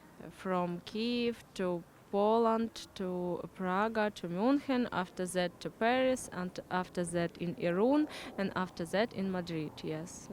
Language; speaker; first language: English; non-native, learner; Ukrainian